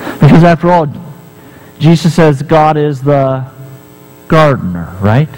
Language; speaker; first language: English; native; English